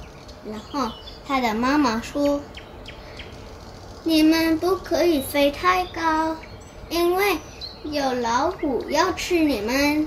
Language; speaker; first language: Chinese; non-native, learner; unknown